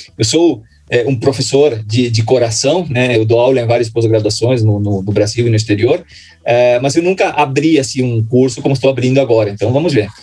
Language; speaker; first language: Portuguese; non-native, fluent; Spanish